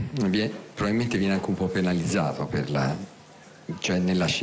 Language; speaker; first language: Italian; native; Italian